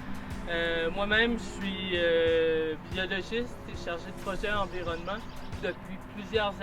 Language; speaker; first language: French; native; French